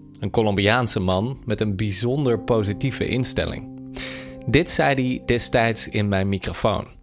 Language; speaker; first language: Dutch; native; Dutch